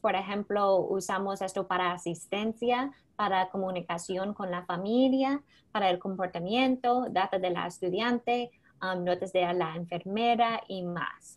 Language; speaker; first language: Spanish; non-native, fluent; English